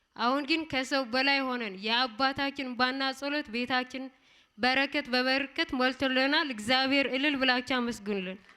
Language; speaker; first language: Amharic; non-native, local second language; Tigrinya